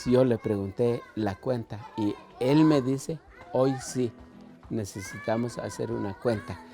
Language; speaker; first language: Spanish; non-native, local second language; Kʼicheʼ